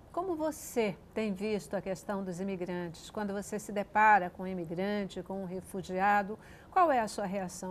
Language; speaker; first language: Portuguese; native; Portuguese